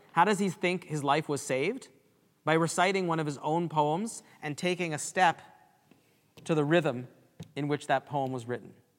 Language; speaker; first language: English; native; English